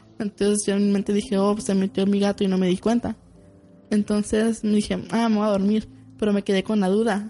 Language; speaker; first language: Spanish; early bilingual, heritage; Spanish